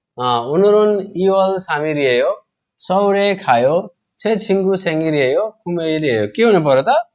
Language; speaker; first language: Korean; non-native, fluent; Nepali